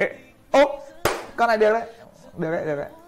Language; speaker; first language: Vietnamese; native; Vietnamese